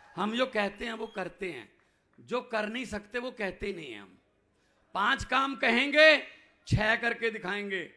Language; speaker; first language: Hindi; non-native, local second language; Punjabi